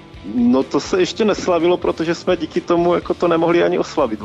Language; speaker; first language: Czech; native; Czech